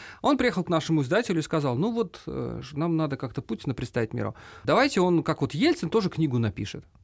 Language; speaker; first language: Russian; native; Russian